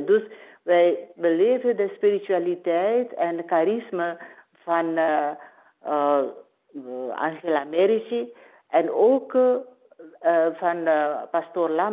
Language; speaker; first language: Dutch; non-native, learner; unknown